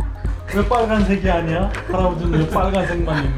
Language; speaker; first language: Korean; native; Korean